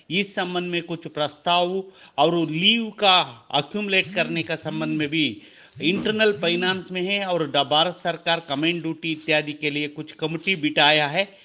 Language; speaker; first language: Hindi; non-native, local second language; Kannada